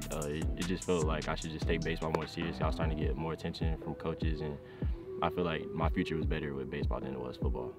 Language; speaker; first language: English; native; English